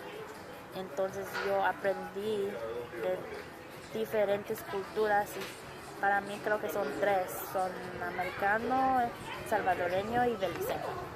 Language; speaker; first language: Spanish; early bilingual, other home language; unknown